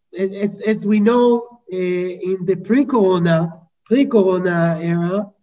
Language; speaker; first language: English; non-native, fluent; Hebrew